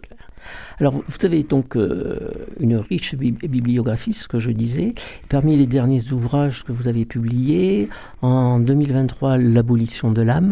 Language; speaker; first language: French; native; French